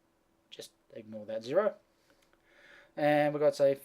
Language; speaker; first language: English; native; English